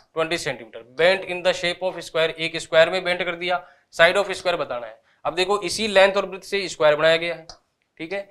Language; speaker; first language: Hindi; native; Hindi